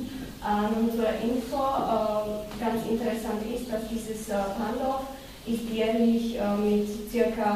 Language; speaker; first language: German; non-native, fluent; Slovak